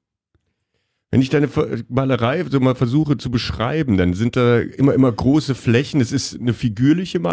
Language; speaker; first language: German; native; German